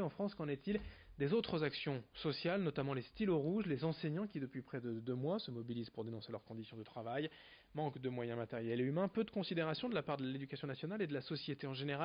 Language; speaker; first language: French; native; French